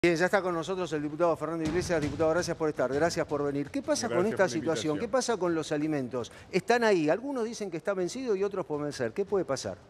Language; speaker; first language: Spanish; native; Spanish